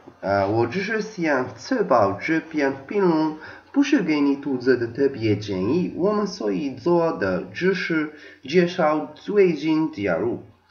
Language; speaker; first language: Chinese; non-native, learner; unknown